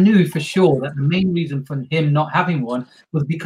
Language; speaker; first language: English; native; English